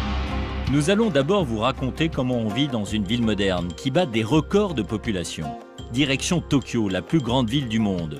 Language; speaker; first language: French; native; French